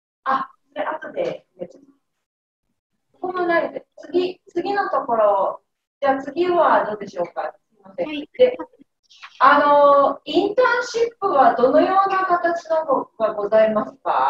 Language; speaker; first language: Japanese; native; Japanese